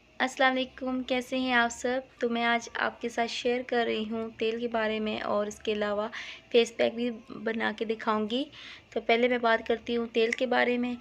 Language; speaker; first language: Hindi; non-native, local second language; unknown